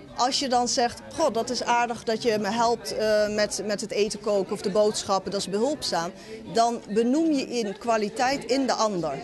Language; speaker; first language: Dutch; non-native, fluent; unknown